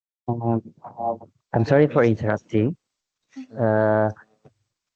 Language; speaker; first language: English; non-native, local second language; Malay